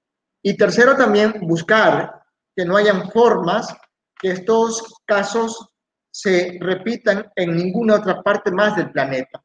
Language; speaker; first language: Spanish; native; Spanish